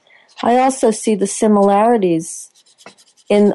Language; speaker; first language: English; native; English